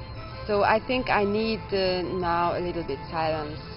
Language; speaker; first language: English; non-native, fluent; Hungarian